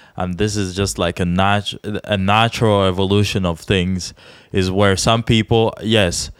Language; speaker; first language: English; non-native, fluent; Czech